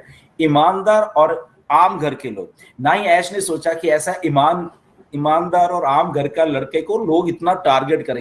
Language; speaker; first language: Hindi; native; Hindi